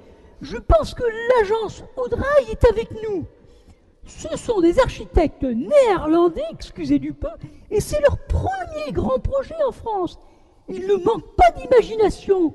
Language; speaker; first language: French; native; French